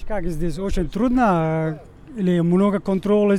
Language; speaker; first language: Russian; non-native, learner; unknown